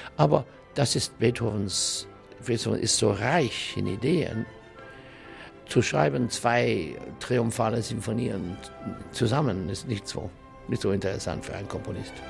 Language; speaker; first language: German; non-native, learner; English